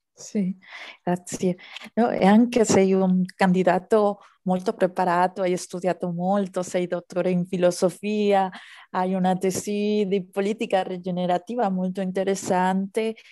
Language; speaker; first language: Italian; non-native, fluent; Spanish